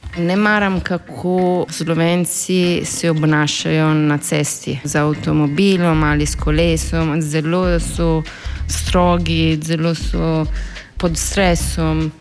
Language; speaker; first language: Slovenian; non-native, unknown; Italian